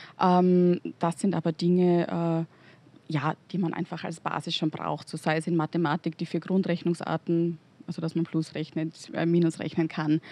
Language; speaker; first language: German; native; German